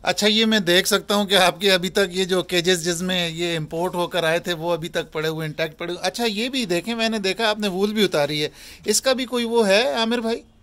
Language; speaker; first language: Urdu; non-native, local second language; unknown